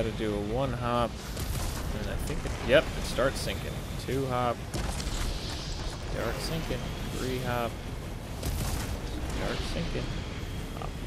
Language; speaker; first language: English; native; English